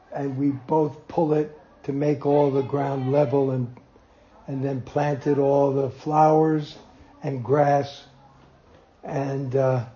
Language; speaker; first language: English; native; English